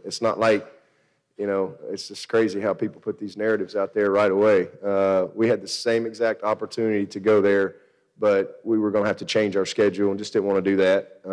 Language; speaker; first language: English; native; English